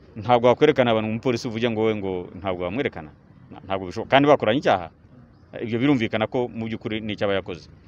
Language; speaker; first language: Kinyarwanda; native; Kinyarwanda